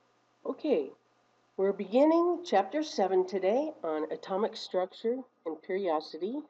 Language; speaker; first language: English; native; English